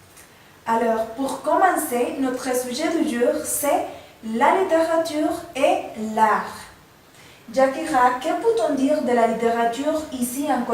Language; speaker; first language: French; non-native, learner; Spanish